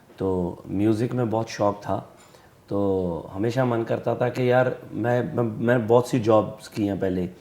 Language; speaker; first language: Hindi; non-native, local second language; Punjabi